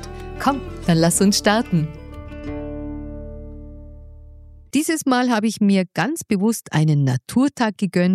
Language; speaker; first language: German; native; German